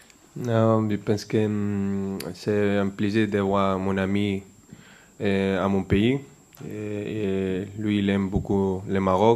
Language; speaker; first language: French; non-native, fluent; Spanish